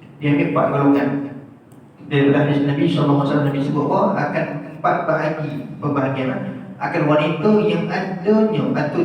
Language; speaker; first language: Malay; native; Malay